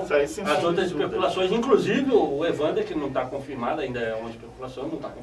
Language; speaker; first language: Portuguese; native; Portuguese